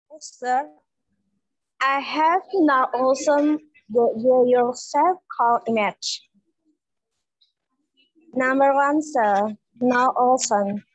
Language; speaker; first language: English; non-native, learner; Indonesian